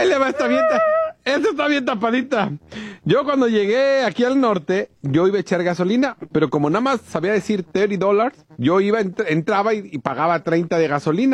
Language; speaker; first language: Spanish; native; Spanish